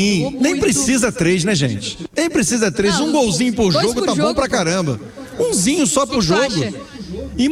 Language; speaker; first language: Portuguese; native; Portuguese